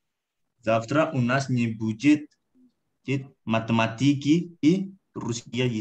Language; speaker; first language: Russian; non-native, learner; Indonesian